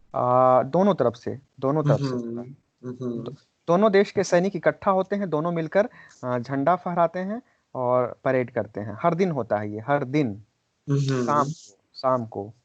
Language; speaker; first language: Hindi; native; Hindi